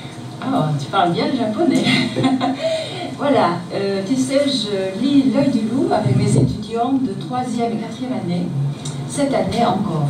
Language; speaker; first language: French; native; French